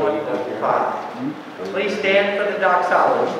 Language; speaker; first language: English; native; English